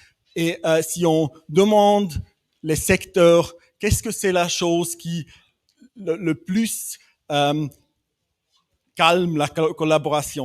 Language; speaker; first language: French; non-native, fluent; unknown